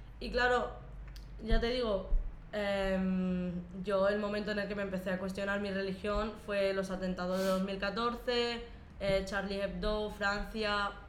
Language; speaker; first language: Spanish; early bilingual, other home language; Arabic